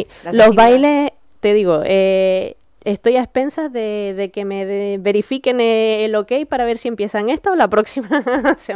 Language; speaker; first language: Spanish; native; Spanish